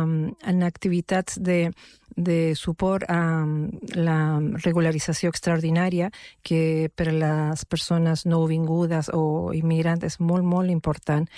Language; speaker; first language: Catalan; non-native, fluent; Spanish